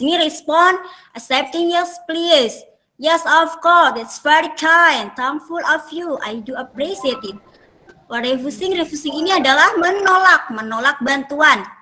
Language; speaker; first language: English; non-native, fluent; Indonesian